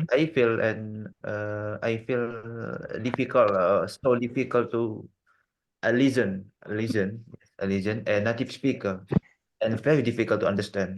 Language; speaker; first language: English; non-native, learner; Indonesian